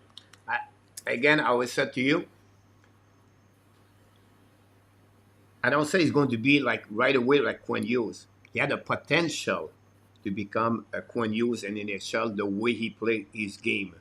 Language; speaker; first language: English; non-native, fluent; French